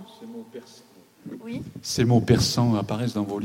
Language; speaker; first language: French; non-native, fluent; Japanese